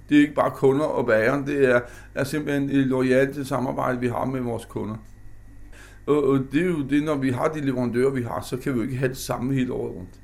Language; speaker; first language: Danish; native; Danish